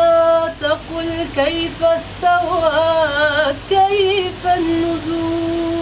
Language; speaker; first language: Arabic; native; Arabic